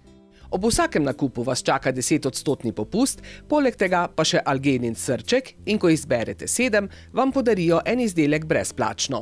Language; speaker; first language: Slovenian; native; Slovenian